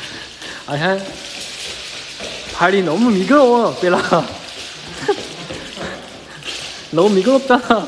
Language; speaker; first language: Korean; non-native, fluent; Chinese